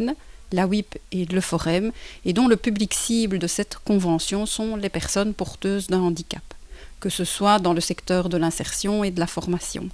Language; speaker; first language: French; native; French